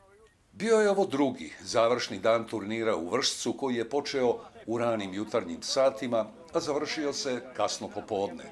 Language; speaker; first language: Bosnian; native; Bosnian